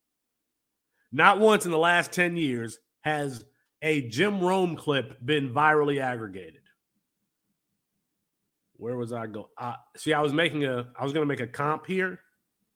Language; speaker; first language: English; native; English